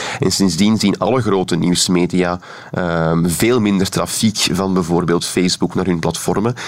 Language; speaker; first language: Dutch; native; Dutch